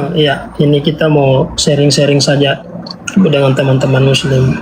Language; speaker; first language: Indonesian; native; Indonesian